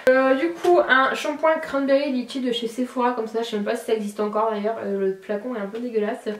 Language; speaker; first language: French; native; French